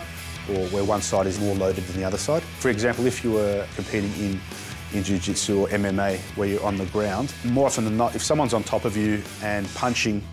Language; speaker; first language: English; native; English